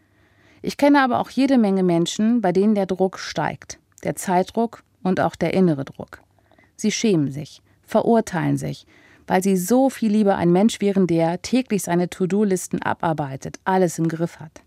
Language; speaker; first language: German; native; German